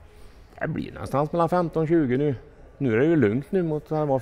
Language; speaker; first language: Swedish; native; Swedish